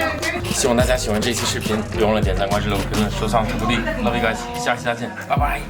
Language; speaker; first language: Chinese; non-native, local second language; English